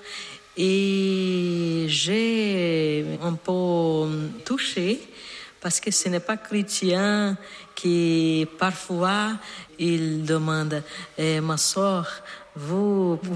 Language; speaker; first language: French; non-native, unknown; Portuguese